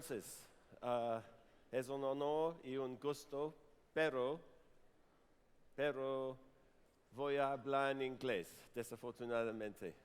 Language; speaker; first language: Spanish; non-native, fluent; English